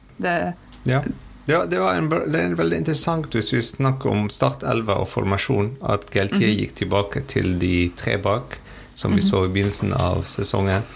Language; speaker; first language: Norwegian; non-native, fluent; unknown